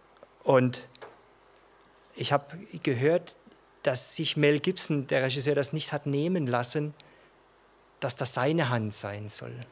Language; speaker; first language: German; native; German